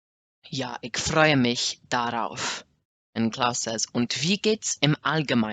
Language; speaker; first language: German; non-native, learner; English